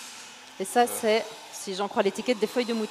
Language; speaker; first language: French; native; French